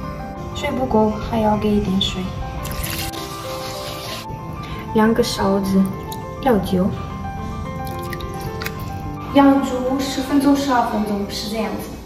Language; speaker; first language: Chinese; non-native, learner; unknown